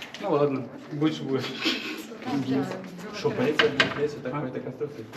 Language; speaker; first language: Russian; non-native, learner; Turkish